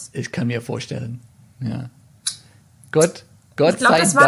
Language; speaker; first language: German; non-native, fluent; English